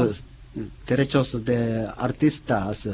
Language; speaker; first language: Spanish; non-native, learner; Korean